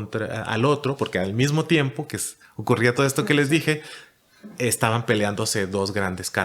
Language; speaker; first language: Spanish; native; Spanish